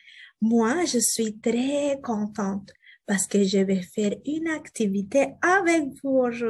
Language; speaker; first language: French; non-native, fluent; Spanish